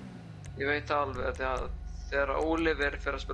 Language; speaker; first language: Icelandic; early bilingual, heritage; Icelandic